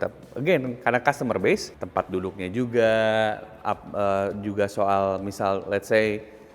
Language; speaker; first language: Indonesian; native; Indonesian